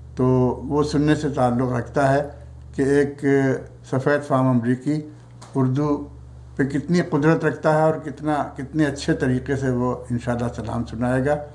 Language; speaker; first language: Urdu; native; Urdu